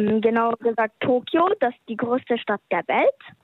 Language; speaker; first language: German; early bilingual, heritage; German